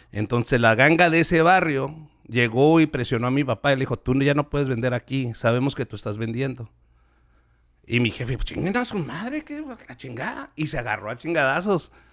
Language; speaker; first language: Spanish; native; Spanish